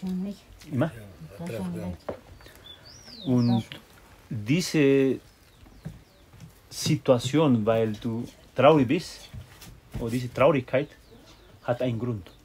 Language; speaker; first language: German; non-native, learner; Spanish